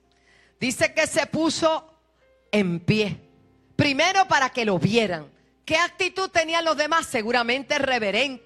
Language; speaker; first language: Spanish; native; Spanish